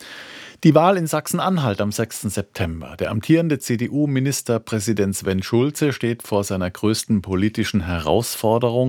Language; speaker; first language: German; native; German